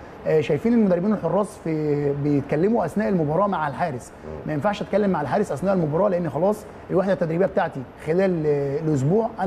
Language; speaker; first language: Arabic; native; Arabic